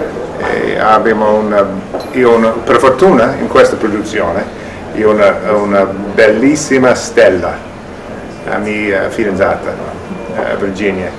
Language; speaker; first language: Italian; non-native, learner; English